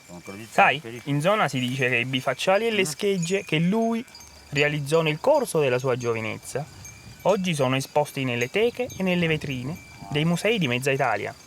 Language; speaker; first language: Italian; native; Italian